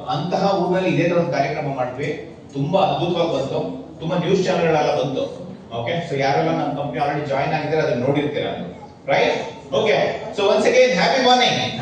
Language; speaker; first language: Kannada; native; Kannada